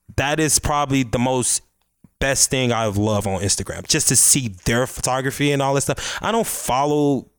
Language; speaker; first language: English; native; English